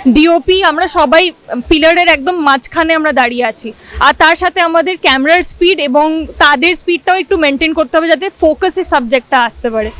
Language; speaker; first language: Bangla; non-native, local second language; Hindi